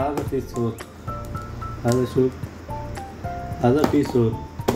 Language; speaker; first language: Arabic; non-native, learner; Hindi